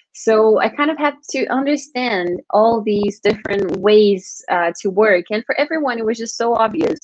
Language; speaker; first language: English; non-native, fluent; Portuguese